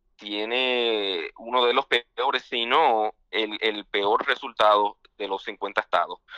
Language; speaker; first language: Spanish; native; Spanish